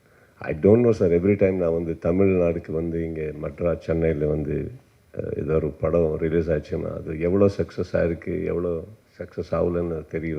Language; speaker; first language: Tamil; non-native, learner; Kannada